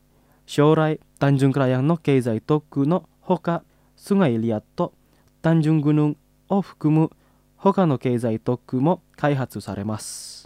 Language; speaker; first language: Japanese; non-native, fluent; Indonesian